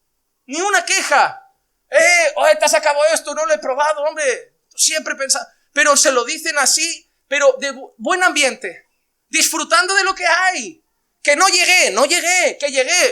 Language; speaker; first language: Spanish; native; Spanish